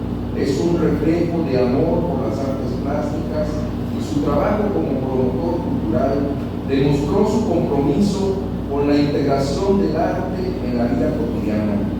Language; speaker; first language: Spanish; native; Spanish